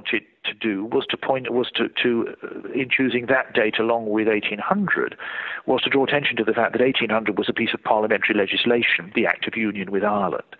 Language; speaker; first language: English; native; English